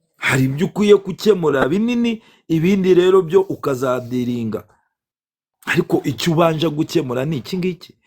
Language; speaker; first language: Kinyarwanda; native; Kinyarwanda